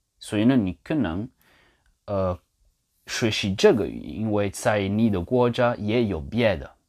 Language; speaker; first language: Chinese; non-native, learner; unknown